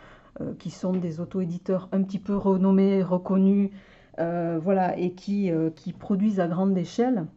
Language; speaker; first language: French; native; French